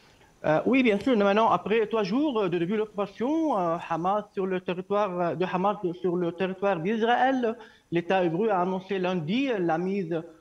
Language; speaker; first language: French; non-native, learner; Arabic